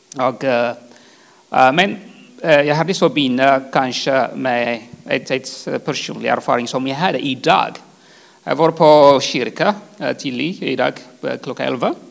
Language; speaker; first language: Swedish; non-native, fluent; Tigrinya